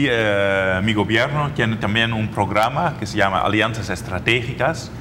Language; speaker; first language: Spanish; non-native, fluent; Dutch